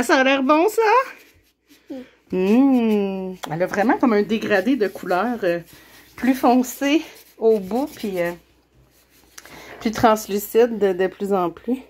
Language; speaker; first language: French; native; French